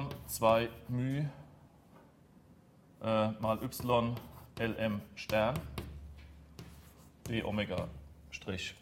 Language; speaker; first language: German; native; German